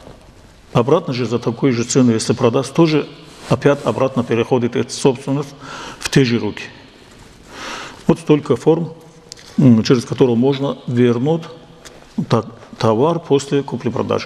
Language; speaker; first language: Russian; non-native, local second language; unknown